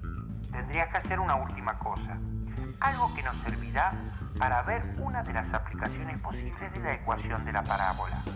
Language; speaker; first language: Spanish; native; Spanish